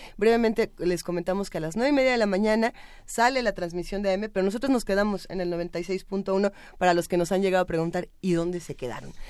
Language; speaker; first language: Spanish; native; Spanish